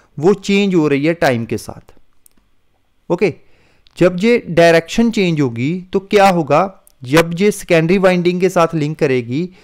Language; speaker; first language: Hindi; non-native, local second language; Punjabi